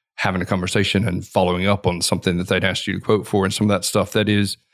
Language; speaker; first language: English; native; English